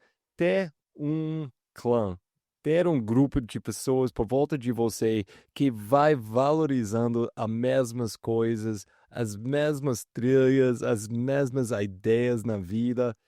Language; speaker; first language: Portuguese; non-native, fluent; English